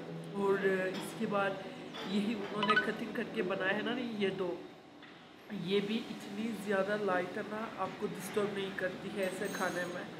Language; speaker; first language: Hindi; non-native, fluent; Turkish